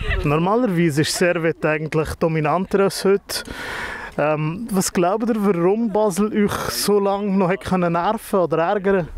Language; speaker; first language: German; native; German